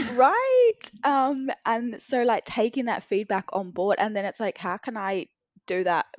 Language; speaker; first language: English; native; English